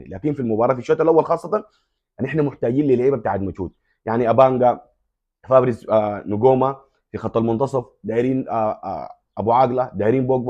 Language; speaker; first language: Arabic; native; Arabic